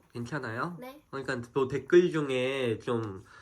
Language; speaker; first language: Korean; native; Korean